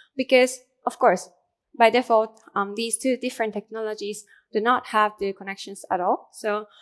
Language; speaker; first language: English; non-native, fluent; Japanese